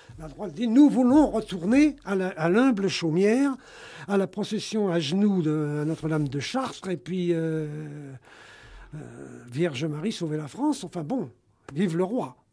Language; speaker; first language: French; native; French